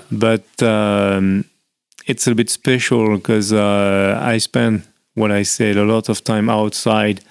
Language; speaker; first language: English; non-native, learner; French